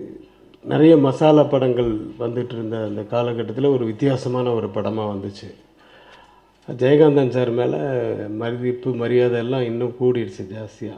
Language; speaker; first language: Tamil; native; Tamil